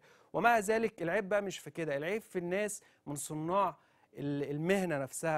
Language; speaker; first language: Arabic; native; Arabic